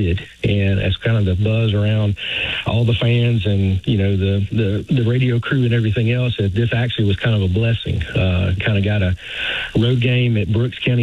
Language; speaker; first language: English; native; English